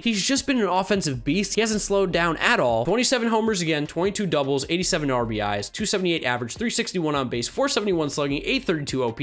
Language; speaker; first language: English; native; English